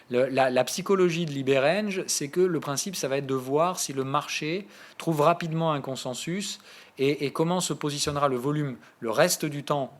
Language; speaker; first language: French; native; French